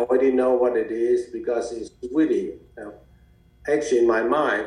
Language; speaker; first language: English; non-native, fluent; Chinese